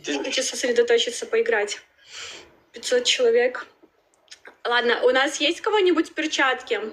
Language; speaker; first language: Russian; native; Russian